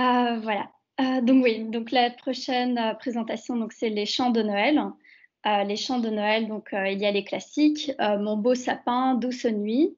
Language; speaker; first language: French; native; French